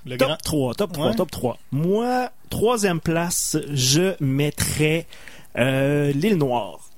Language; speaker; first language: French; native; French